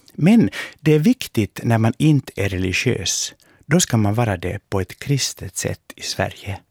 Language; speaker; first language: Swedish; native; Swedish